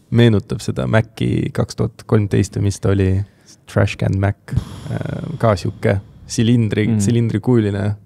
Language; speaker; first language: Estonian; non-native, local second language; Russian